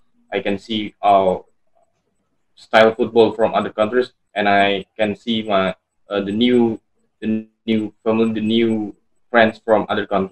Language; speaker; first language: English; non-native, learner; Indonesian